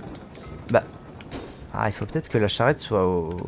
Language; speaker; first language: French; native; French